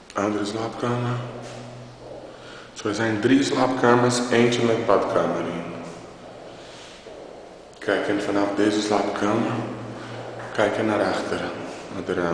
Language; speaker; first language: Dutch; non-native, fluent; Portuguese